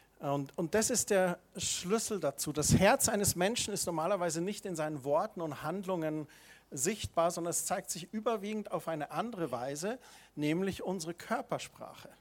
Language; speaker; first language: German; native; German